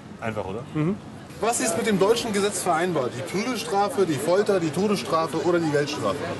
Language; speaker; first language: German; early bilingual, other home language; Arabic